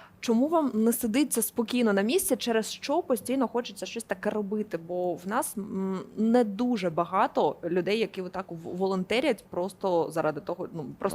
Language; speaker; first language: Ukrainian; native; Ukrainian